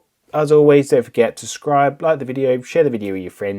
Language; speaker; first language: English; native; English